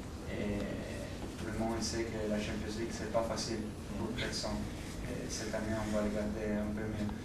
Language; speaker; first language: French; non-native, fluent; Italian